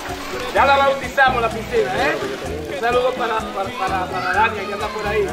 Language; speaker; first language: Spanish; native; Spanish